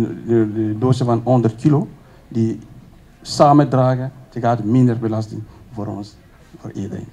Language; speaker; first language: Dutch; non-native, learner; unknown